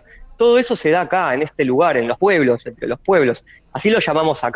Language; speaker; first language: Spanish; native; Spanish